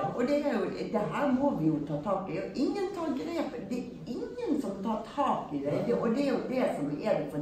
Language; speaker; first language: Norwegian; native; Norwegian